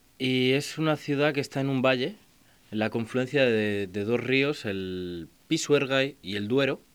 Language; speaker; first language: Spanish; native; Spanish